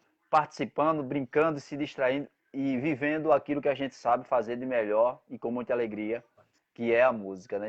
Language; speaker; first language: Portuguese; native; Portuguese